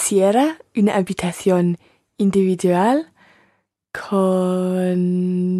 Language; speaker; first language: Spanish; non-native, learner; English